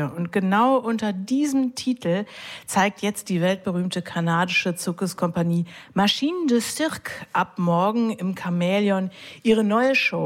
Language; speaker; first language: German; native; German